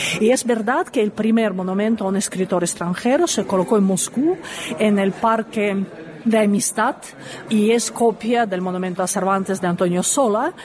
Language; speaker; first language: Spanish; non-native, fluent; Russian